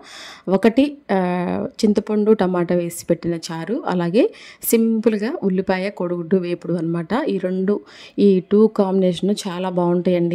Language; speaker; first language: Telugu; native; Telugu